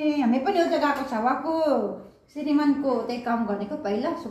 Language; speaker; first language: Nepali; non-native, learner; Cebuano